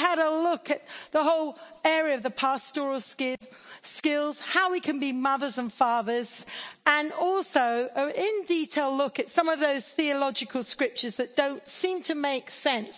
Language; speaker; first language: English; native; English